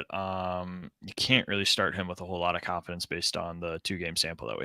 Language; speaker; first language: English; native; English